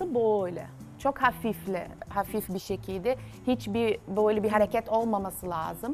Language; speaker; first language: Turkish; non-native, learner; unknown